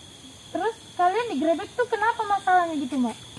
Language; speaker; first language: Indonesian; native; Indonesian